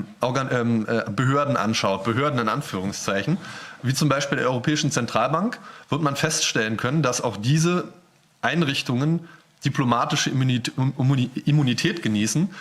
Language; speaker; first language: German; native; German